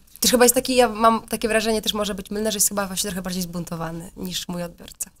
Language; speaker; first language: Polish; native; Polish